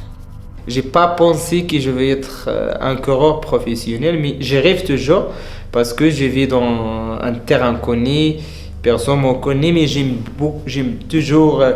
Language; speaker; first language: French; non-native, learner; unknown